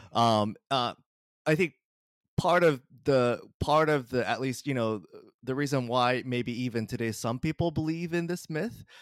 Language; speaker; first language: English; early bilingual, other home language; Japanese